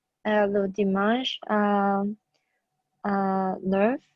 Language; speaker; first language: French; non-native, learner; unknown